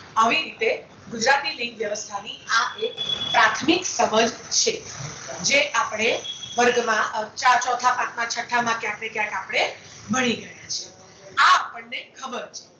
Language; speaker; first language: Gujarati; native; Gujarati